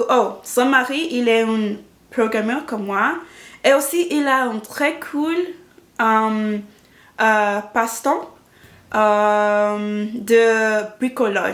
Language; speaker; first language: French; non-native, learner; English